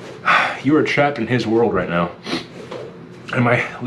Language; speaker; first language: English; native; English